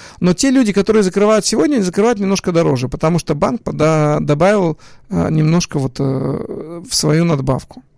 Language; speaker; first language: Russian; early bilingual, other home language; Hebrew